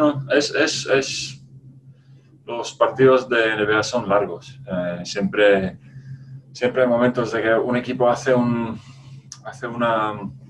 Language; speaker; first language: Spanish; non-native, fluent; Latvian